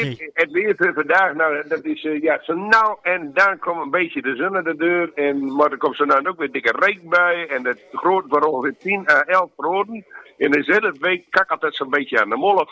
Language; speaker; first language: Dutch; native; Dutch